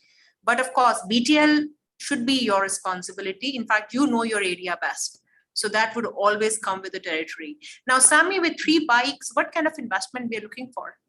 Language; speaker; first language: English; non-native, local second language; Hindi